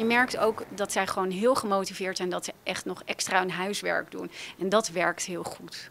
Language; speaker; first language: Dutch; native; Dutch